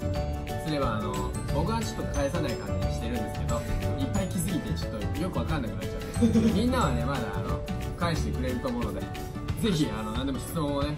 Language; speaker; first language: Japanese; native; Japanese